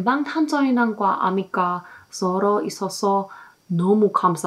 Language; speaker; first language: Korean; non-native, learner; English